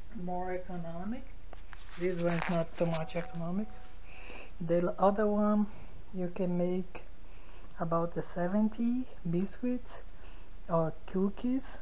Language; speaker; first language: English; non-native, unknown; Portuguese